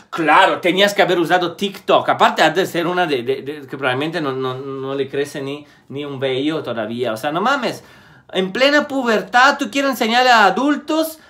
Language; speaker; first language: Spanish; non-native, fluent; Italian